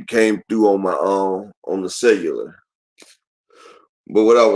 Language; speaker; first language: English; native; English